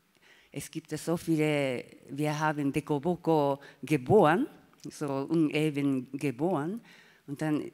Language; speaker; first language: German; non-native, learner; Japanese